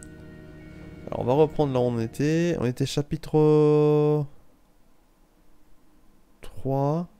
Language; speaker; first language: French; native; French